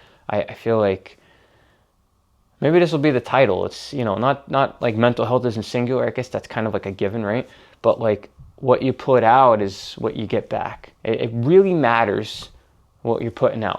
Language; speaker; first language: English; native; English